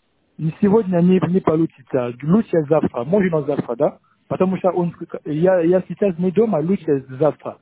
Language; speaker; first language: Russian; non-native, fluent; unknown